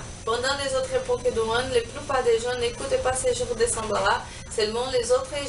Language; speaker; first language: French; non-native, learner; Portuguese